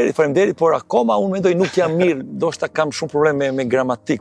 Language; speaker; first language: Albanian; non-native, learner; Serbian